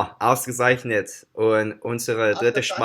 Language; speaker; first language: German; non-native, learner; English